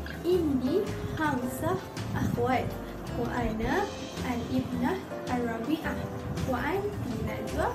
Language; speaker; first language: Arabic; non-native, learner; Malay